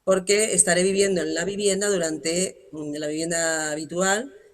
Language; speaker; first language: Spanish; native; Spanish